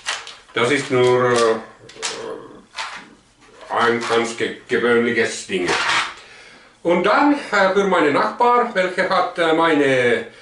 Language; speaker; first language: German; non-native, learner; Finnish